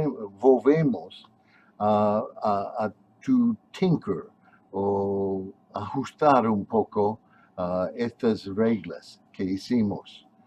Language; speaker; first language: Spanish; non-native, fluent; English